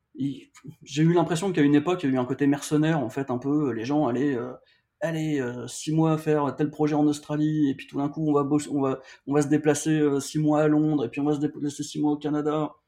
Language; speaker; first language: French; native; French